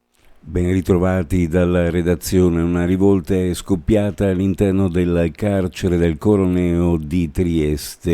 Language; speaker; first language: Italian; native; Italian